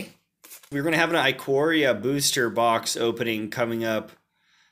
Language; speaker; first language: English; native; English